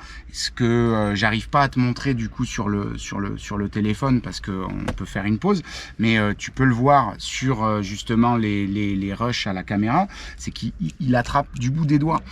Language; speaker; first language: French; native; French